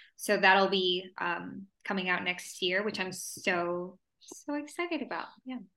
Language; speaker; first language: English; early bilingual, other home language; Spanish